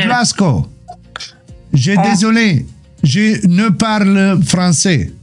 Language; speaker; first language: French; non-native, learner; Romanian